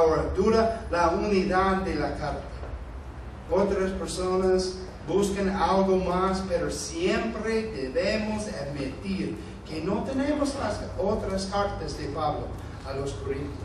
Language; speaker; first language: Spanish; non-native, fluent; English